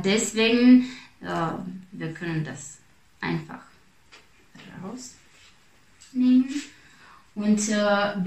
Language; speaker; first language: German; non-native, fluent; Russian